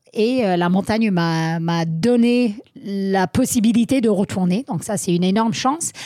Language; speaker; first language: French; non-native, fluent; English